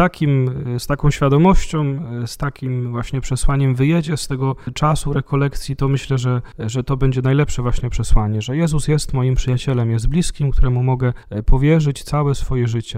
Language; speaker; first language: Polish; native; Polish